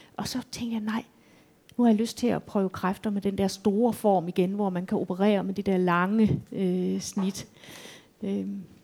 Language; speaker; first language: Danish; native; Danish